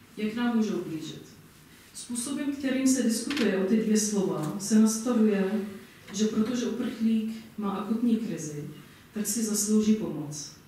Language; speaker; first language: Czech; non-native, fluent; English